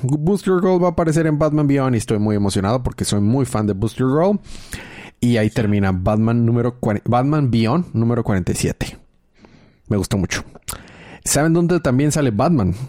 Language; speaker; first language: Spanish; native; Spanish